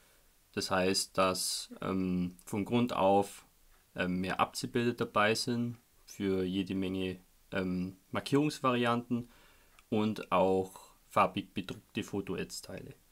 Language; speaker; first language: German; native; German